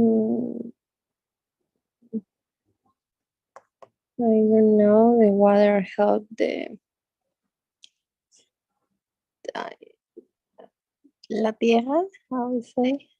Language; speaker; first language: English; non-native, learner; Spanish